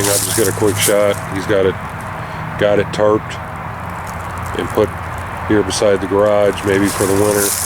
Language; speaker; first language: English; native; English